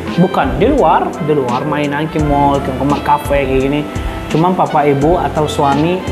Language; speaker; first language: Indonesian; non-native, learner; Arabic